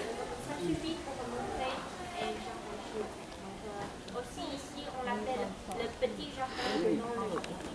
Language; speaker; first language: French; non-native, fluent; Chinese